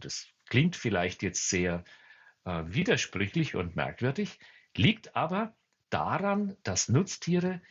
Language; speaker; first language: German; native; German